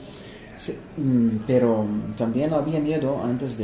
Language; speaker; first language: Spanish; non-native, fluent; Arabic